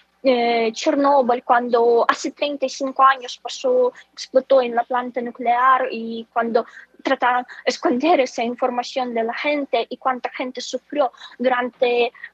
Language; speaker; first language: Spanish; non-native, fluent; Ukrainian